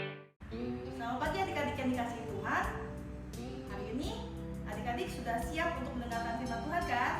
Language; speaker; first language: Indonesian; native; Indonesian